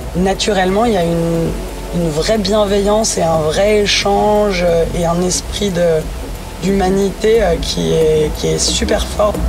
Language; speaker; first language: French; native; French